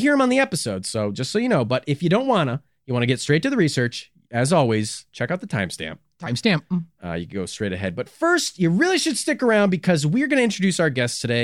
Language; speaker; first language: English; native; English